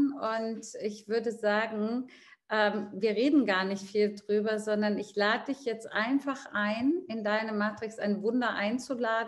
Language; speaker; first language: German; native; German